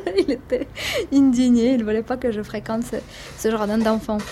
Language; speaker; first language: French; non-native, fluent; Russian